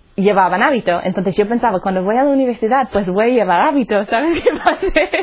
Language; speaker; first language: Spanish; non-native, fluent; English